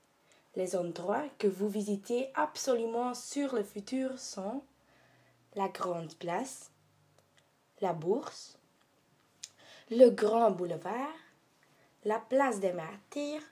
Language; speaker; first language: French; non-native, learner; Dutch